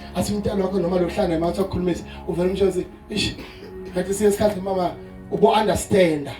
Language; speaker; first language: Zulu; non-native, local second language; Swati